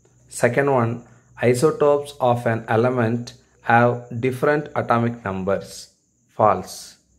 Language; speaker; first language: English; non-native, local second language; Tamil